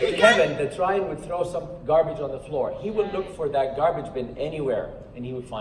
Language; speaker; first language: English; non-native, fluent; Arabic